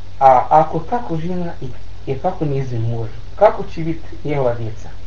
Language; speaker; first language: Bosnian; non-native, learner; Arabic